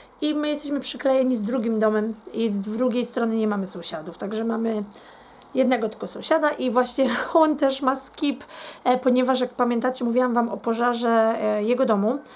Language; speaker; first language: Polish; native; Polish